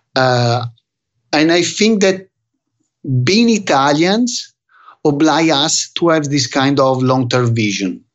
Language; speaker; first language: English; non-native, fluent; Italian